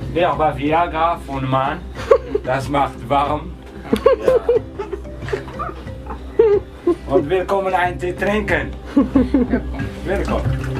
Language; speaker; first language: German; non-native, learner; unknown